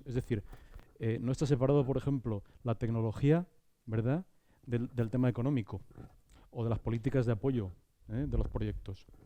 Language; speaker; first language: Spanish; native; Spanish